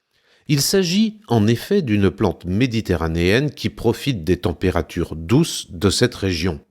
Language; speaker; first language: French; native; French